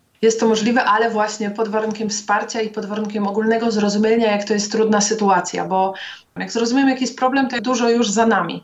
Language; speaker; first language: Polish; native; Polish